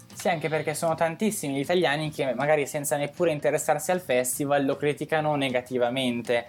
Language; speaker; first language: Italian; native; Italian